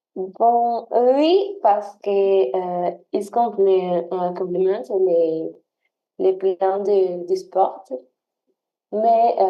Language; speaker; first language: French; non-native, learner; Spanish